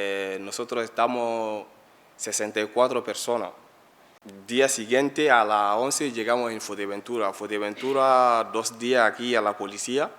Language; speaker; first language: Spanish; non-native, learner; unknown